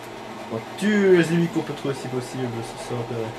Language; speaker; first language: French; native; French